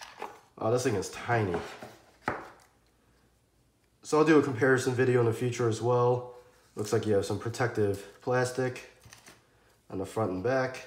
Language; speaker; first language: English; native; English